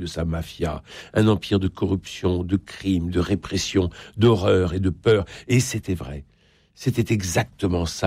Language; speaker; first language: French; native; French